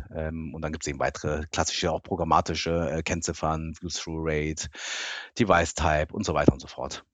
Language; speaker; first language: German; early bilingual, other home language; Japanese